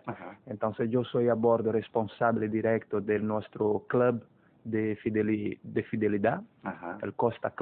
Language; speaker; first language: Spanish; non-native, fluent; Portuguese